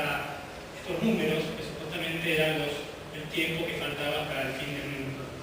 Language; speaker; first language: Spanish; native; Spanish